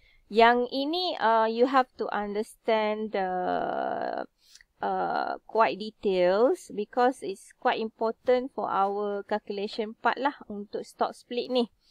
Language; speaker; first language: English; non-native, local second language; Malay